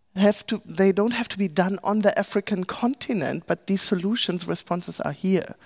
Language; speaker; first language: English; non-native, fluent; German